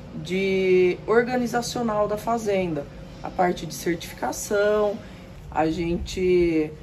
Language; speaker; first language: Portuguese; native; Portuguese